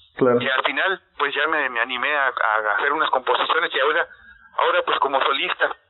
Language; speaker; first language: Spanish; native; Spanish